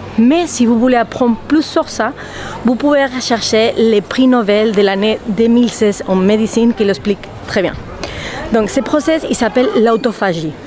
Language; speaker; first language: French; non-native, fluent; Spanish